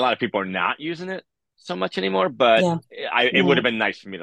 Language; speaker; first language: English; native; English